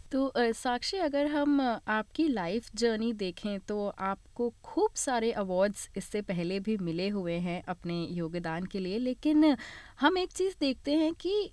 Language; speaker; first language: Hindi; native; Hindi